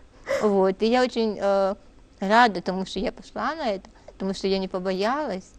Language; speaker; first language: Russian; native; Russian